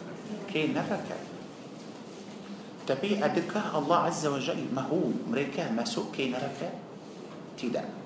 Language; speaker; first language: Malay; non-native, fluent; Arabic